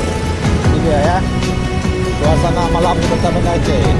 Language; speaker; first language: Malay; non-native, local second language; Achinese